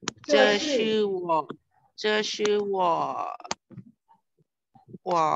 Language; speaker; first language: Chinese; non-native, learner; Thai